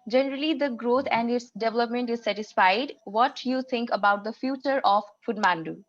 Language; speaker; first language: English; non-native, local second language; Nepali